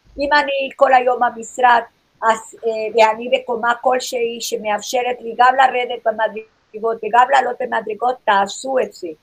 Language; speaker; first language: Hebrew; non-native, fluent; English